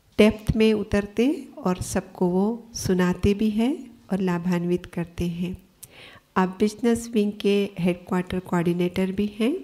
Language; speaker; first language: Hindi; native; Hindi